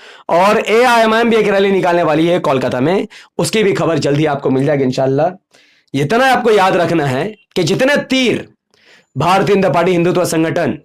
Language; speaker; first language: Hindi; native; Hindi